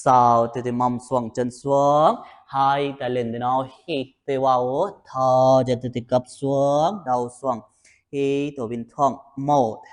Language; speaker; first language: Vietnamese; non-native, learner; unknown